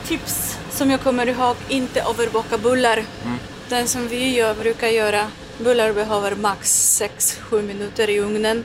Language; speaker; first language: Swedish; non-native, learner; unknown